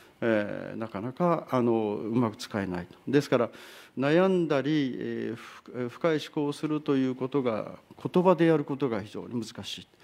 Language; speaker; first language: Japanese; native; Japanese